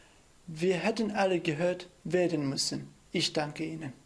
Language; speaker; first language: German; non-native, fluent; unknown